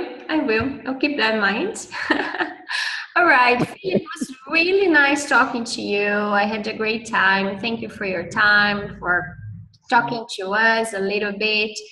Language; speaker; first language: English; non-native, fluent; Portuguese